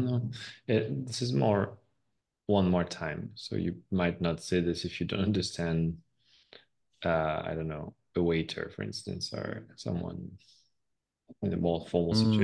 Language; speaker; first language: English; non-native, fluent; French